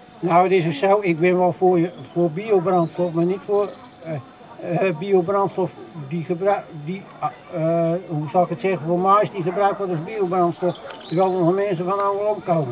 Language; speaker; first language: Dutch; native; Dutch